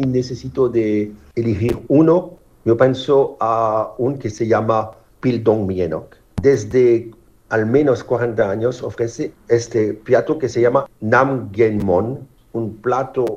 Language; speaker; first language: Spanish; non-native, learner; French